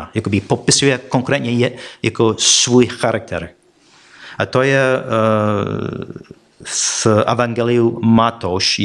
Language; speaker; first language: Czech; non-native, fluent; English